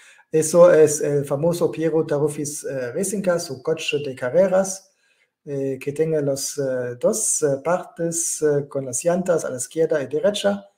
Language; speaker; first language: Spanish; non-native, fluent; German